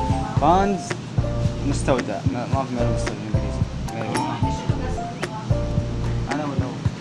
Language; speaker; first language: Arabic; non-native, learner; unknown